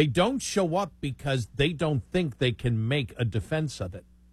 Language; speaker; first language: English; native; English